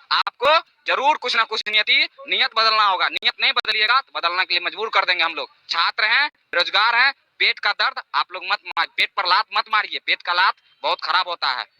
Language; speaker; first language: Hindi; native; Hindi